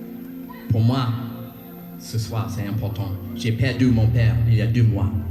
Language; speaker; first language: French; non-native, learner; English